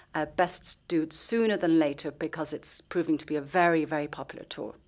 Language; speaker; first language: English; native; English